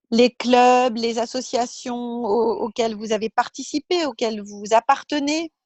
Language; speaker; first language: French; native; French